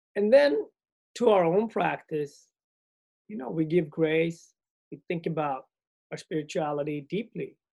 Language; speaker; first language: English; early bilingual, other home language; Swedish